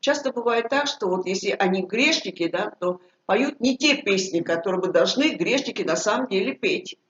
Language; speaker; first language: Russian; native; Russian